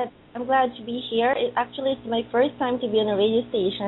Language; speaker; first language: English; non-native, local second language; Filipino